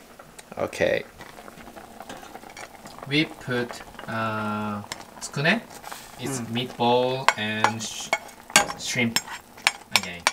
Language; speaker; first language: English; non-native, learner; Japanese